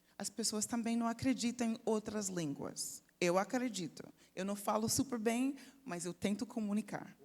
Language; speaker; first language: Portuguese; non-native, fluent; English